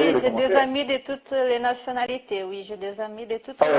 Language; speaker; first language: French; non-native, fluent; Portuguese